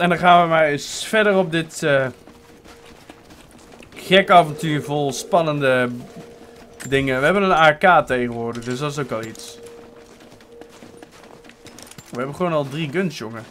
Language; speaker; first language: Dutch; native; Dutch